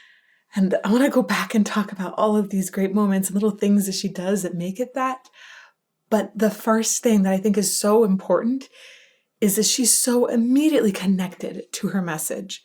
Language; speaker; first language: English; native; English